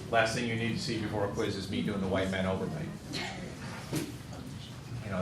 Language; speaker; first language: English; native; English